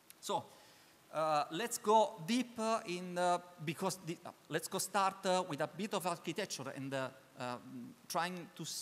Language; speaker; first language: English; non-native, learner; Italian